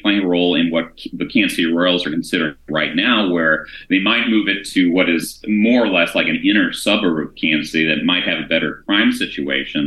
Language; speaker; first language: English; native; English